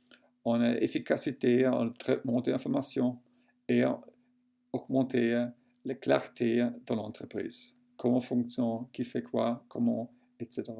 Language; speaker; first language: French; non-native, local second language; German